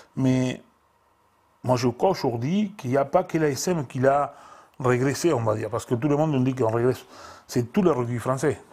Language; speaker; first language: French; non-native, fluent; Spanish